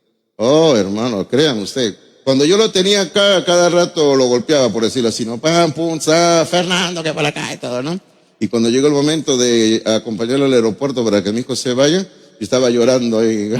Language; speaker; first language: Spanish; native; Spanish